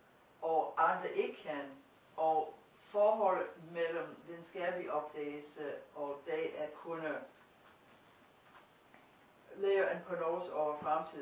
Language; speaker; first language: Danish; non-native, fluent; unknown